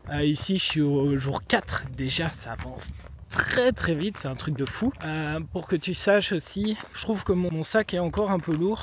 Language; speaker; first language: French; native; French